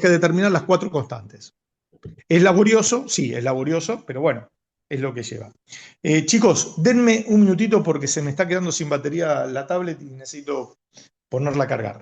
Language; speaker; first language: Spanish; native; Spanish